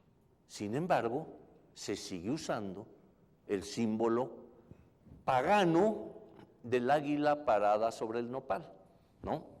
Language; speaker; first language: Spanish; native; Spanish